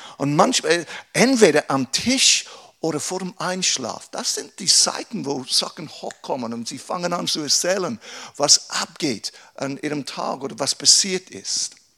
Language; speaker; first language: German; non-native, fluent; English